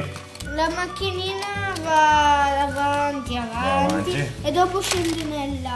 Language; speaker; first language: Italian; early bilingual, other home language; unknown